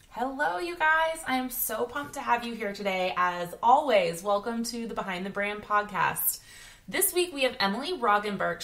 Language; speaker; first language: English; native; English